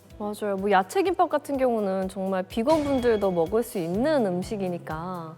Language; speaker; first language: Korean; native; Korean